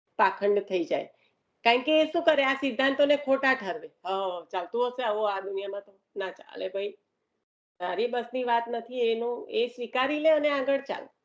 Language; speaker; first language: Gujarati; early bilingual, heritage; Gujarati